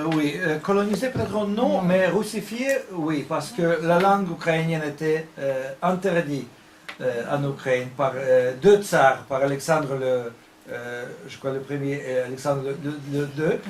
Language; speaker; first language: French; non-native, fluent; Russian